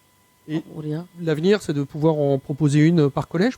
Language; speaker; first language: French; native; French